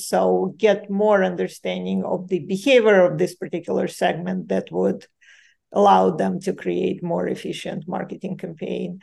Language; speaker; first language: English; non-native, fluent; Ukrainian